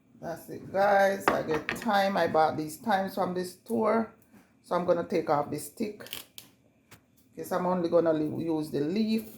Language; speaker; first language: English; non-native, local second language; Jamaican Creole English